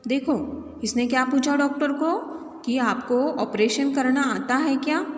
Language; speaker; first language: Hindi; non-native, local second language; Marathi